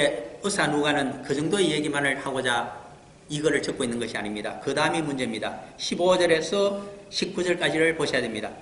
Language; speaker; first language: Korean; native; Korean